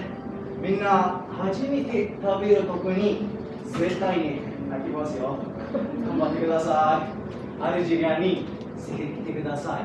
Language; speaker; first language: Japanese; non-native, learner; Arabic